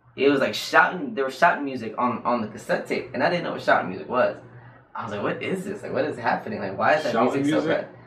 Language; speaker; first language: English; native; English